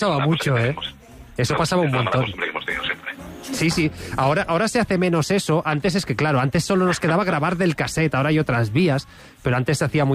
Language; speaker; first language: Spanish; native; Spanish